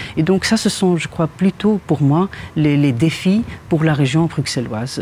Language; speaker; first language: French; non-native, local second language; Arabic